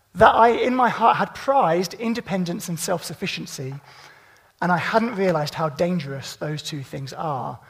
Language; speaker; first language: English; native; English